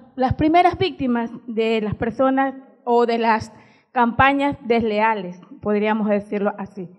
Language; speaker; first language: Spanish; native; Spanish